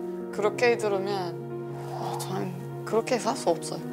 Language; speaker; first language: Korean; non-native, learner; English